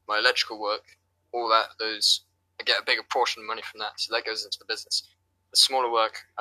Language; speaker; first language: English; native; English